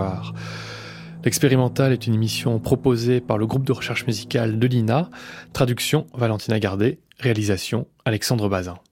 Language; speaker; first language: French; native; French